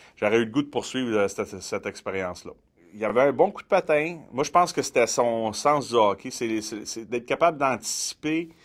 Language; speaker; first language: French; native; French